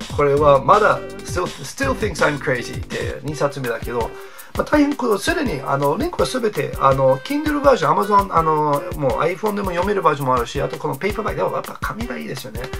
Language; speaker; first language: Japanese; non-native, fluent; English